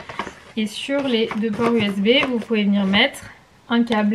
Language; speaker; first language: French; native; French